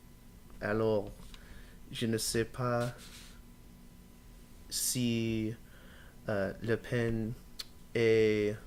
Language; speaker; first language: French; non-native, learner; English